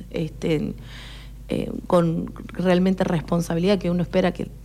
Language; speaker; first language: Spanish; native; Spanish